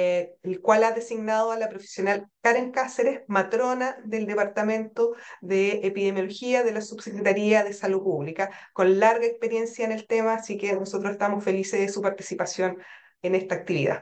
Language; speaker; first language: Spanish; native; Spanish